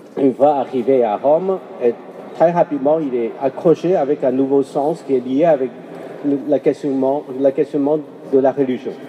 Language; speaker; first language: French; non-native, fluent; Chinese